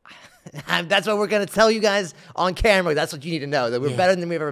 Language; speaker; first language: English; native; English